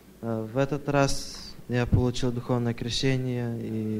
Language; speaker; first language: Russian; early bilingual, heritage; Russian